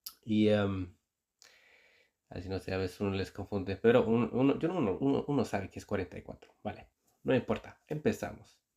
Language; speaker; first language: Spanish; non-native, fluent; Icelandic